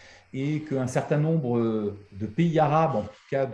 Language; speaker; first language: French; native; French